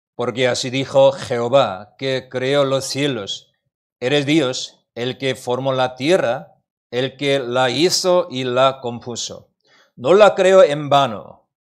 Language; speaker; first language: Spanish; non-native, learner; Korean